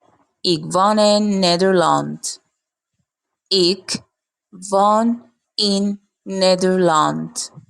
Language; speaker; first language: Dutch; non-native, learner; Arabic